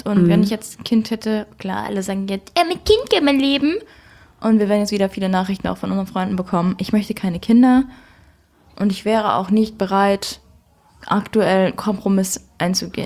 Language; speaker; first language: German; native; German